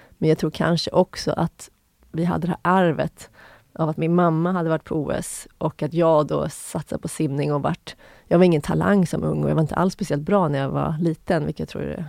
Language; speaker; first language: Swedish; native; Swedish